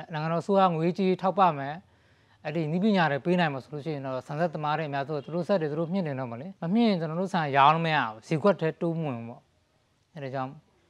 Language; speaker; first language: Burmese; native; Burmese